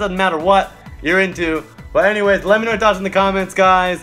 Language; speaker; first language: English; native; English